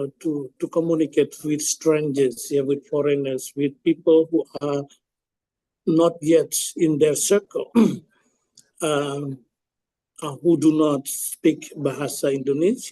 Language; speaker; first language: English; non-native, fluent; Indonesian